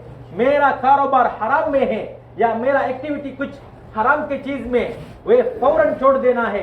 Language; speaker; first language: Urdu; non-native, fluent; Tamil